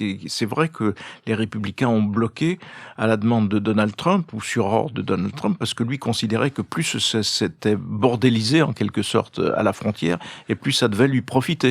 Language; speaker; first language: French; native; French